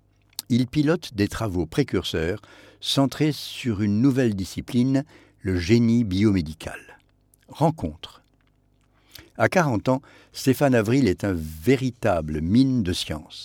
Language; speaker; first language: French; native; French